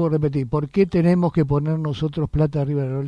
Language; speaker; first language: Spanish; native; Spanish